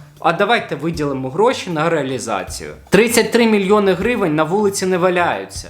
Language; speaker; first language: Ukrainian; non-native, local second language; Russian